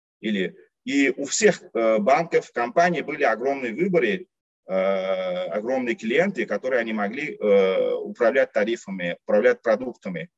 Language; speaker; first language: Russian; non-native, local second language; Uzbek